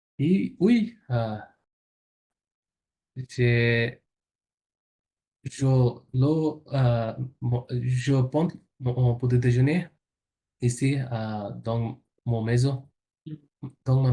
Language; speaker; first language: French; non-native, learner; Bangla